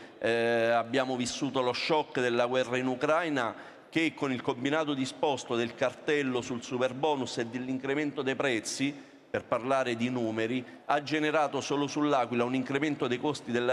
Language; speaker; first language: Italian; native; Italian